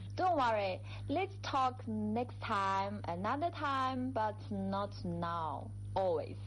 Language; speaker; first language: English; non-native, fluent; Chinese